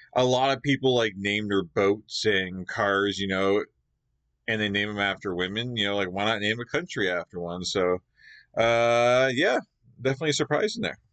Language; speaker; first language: English; native; English